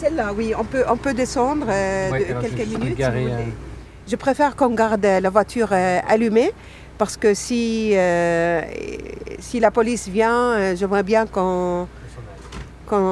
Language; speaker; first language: French; non-native, fluent; Arabic